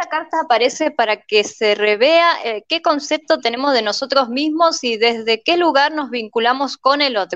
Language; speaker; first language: Spanish; native; Spanish